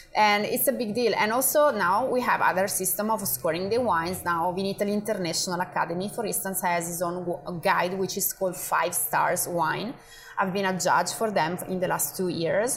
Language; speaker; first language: English; non-native, fluent; Italian